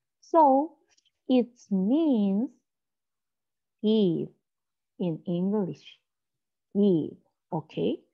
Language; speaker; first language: English; non-native, learner; Korean